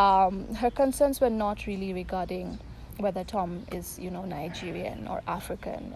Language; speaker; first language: English; non-native, local second language; Tamil